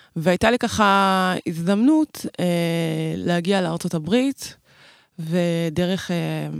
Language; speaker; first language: Hebrew; native; Hebrew